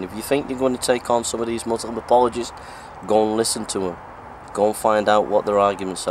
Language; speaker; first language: English; native; English